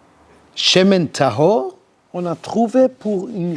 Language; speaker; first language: French; non-native, learner; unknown